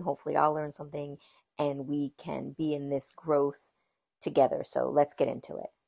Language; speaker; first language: English; native; English